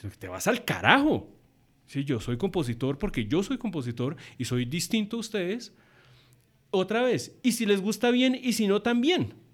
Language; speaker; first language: Spanish; native; Spanish